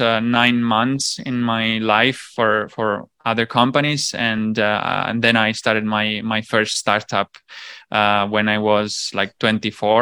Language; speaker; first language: English; non-native, fluent; Italian